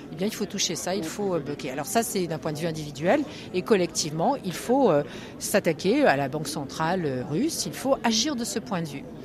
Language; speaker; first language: French; non-native, fluent; Ukrainian